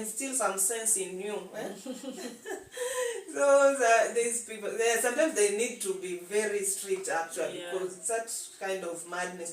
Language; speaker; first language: English; non-native, local second language; Swahili